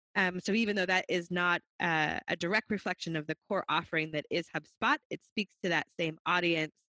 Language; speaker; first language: English; native; English